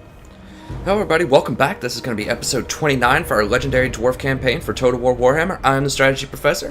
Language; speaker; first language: English; native; English